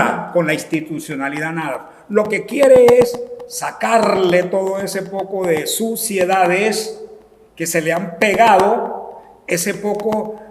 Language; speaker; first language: Spanish; native; Spanish